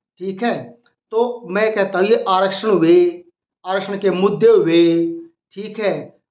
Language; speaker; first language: Hindi; native; Hindi